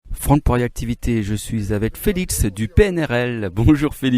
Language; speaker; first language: French; native; French